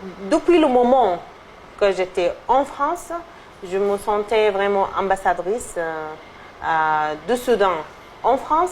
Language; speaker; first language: French; non-native, fluent; Arabic